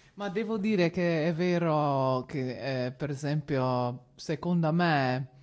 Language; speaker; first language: Italian; non-native, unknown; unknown